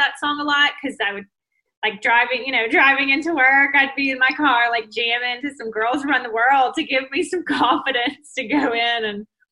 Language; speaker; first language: English; native; English